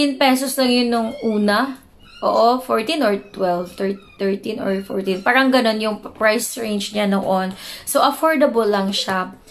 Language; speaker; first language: Filipino; native; Filipino